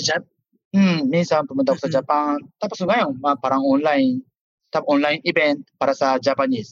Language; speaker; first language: Filipino; non-native, learner; Japanese